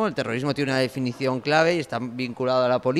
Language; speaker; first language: Spanish; native; Spanish